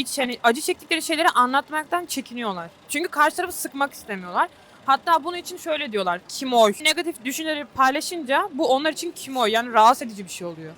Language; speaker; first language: Turkish; native; Turkish